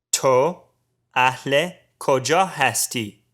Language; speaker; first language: Persian; non-native, learner; English